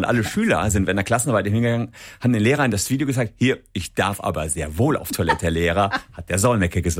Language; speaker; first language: German; native; German